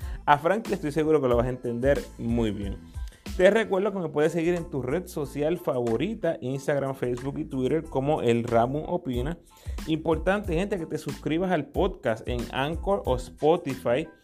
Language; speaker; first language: Spanish; native; Spanish